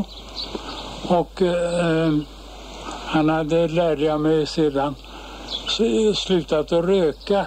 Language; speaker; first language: Swedish; native; Swedish